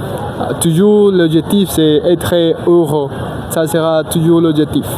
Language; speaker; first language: French; non-native, learner; Spanish